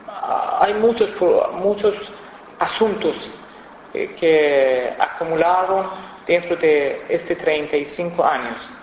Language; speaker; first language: Spanish; non-native, fluent; Persian